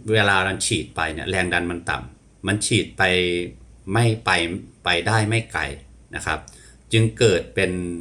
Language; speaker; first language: Thai; native; Thai